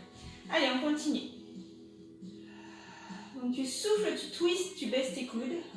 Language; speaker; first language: French; native; French